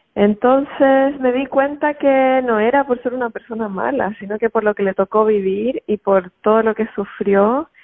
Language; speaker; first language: Spanish; native; Spanish